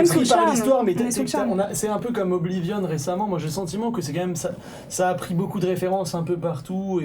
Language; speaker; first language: French; native; French